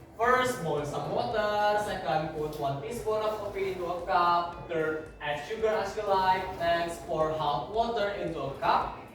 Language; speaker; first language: English; non-native, learner; Indonesian